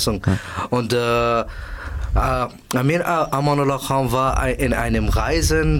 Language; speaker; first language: German; non-native, learner; Persian